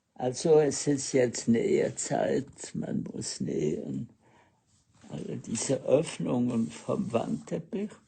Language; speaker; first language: German; non-native, learner; French